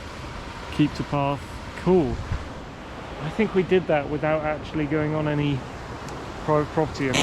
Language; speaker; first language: English; native; English